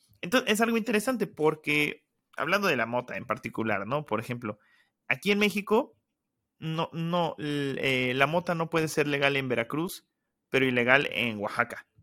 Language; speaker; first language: Spanish; native; Spanish